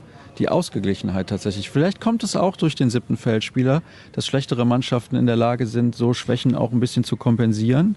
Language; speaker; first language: German; native; German